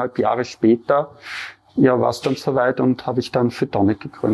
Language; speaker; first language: German; native; German